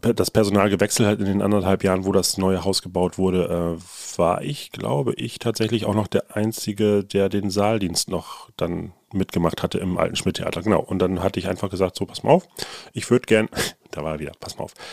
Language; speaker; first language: German; native; German